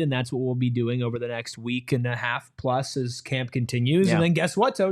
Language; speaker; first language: English; native; English